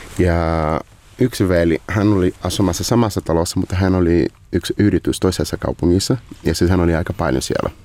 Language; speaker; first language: Finnish; non-native, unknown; Portuguese